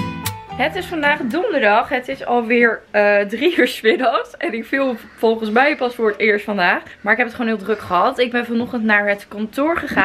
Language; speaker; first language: Dutch; native; Dutch